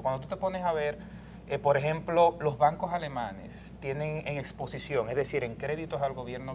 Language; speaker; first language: Spanish; native; Spanish